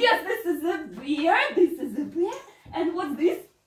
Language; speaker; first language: English; non-native, fluent; Russian